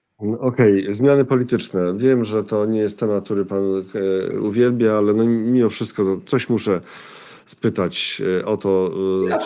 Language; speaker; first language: Polish; native; Polish